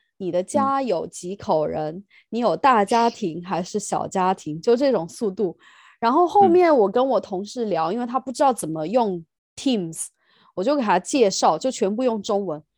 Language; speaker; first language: Chinese; native; Chinese